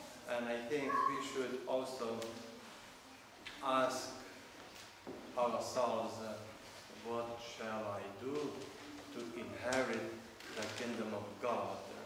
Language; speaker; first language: English; non-native, fluent; Russian